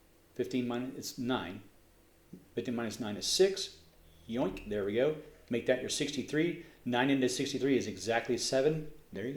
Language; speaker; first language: English; native; English